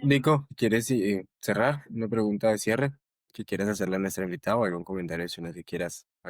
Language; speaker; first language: Spanish; native; Spanish